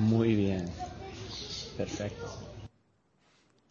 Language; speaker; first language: Spanish; non-native, fluent; English